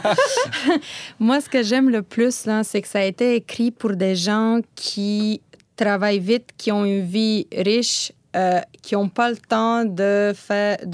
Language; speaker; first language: French; native; French